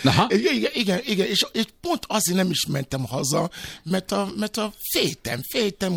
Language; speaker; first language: Hungarian; non-native, fluent; Yoruba